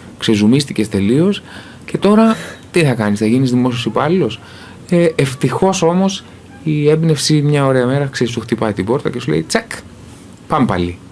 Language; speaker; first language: Greek; early bilingual, heritage; Greek